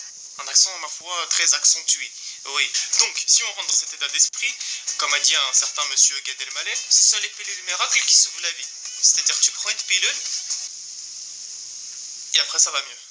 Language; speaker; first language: French; native; French